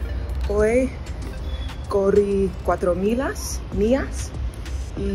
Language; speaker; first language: Spanish; non-native, learner; English